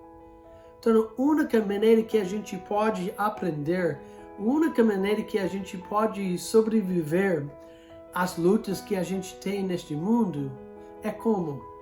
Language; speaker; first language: Portuguese; non-native, fluent; English